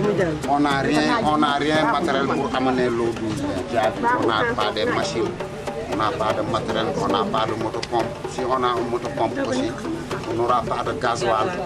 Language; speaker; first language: French; non-native, learner; Wolof